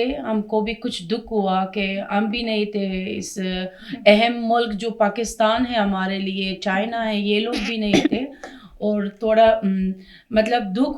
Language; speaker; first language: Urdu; non-native, fluent; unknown